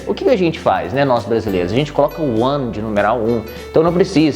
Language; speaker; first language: Portuguese; native; Portuguese